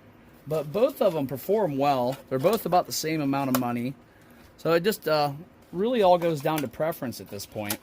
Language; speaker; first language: English; native; English